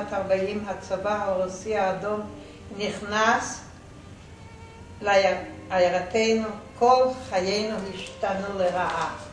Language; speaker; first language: Hebrew; non-native, fluent; Yiddish